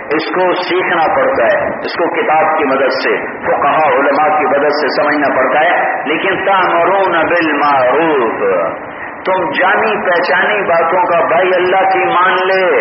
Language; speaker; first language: Urdu; non-native, local second language; Punjabi